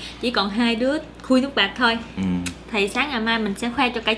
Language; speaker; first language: Vietnamese; native; Vietnamese